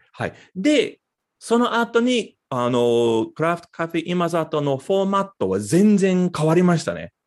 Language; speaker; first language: Japanese; non-native, fluent; English